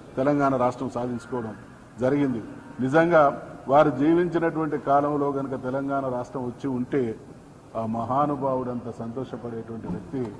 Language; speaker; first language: Telugu; native; Telugu